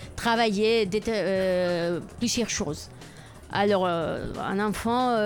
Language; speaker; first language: French; non-native, fluent; Spanish